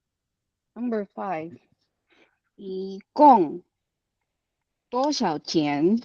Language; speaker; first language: Chinese; non-native, learner; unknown